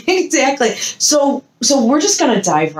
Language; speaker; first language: English; native; English